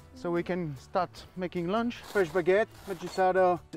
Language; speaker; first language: English; non-native, fluent; French